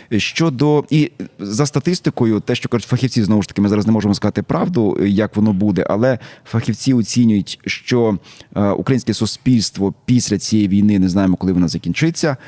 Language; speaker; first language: Ukrainian; native; Ukrainian